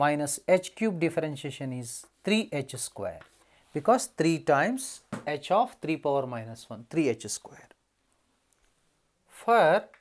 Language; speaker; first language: English; non-native, local second language; Telugu